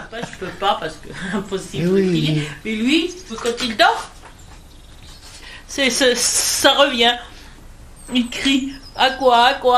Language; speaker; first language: French; non-native, fluent; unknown